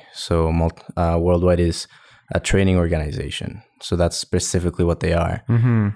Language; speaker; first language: English; early bilingual, other home language; Spanish